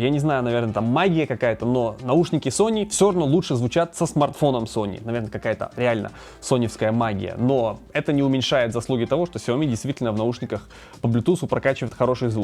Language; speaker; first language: Russian; native; Russian